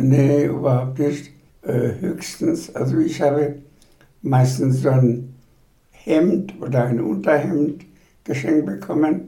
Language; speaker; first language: German; non-native, fluent; Bangla